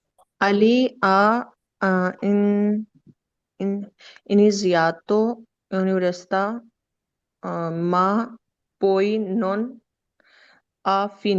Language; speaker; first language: Italian; non-native, learner; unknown